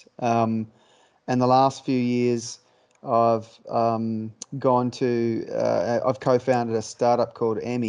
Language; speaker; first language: English; native; English